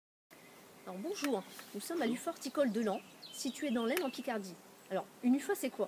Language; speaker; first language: French; native; French